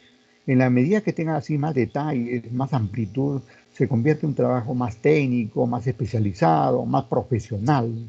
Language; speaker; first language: Spanish; native; Spanish